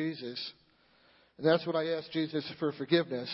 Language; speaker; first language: English; native; English